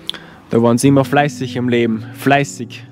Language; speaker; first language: German; native; German